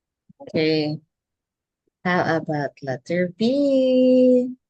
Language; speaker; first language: English; non-native, local second language; Filipino